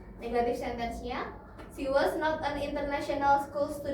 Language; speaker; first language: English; non-native, learner; Indonesian